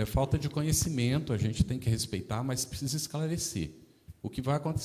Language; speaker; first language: Portuguese; native; Portuguese